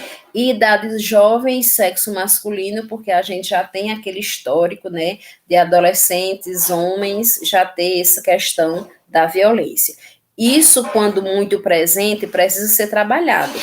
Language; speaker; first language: Portuguese; native; Portuguese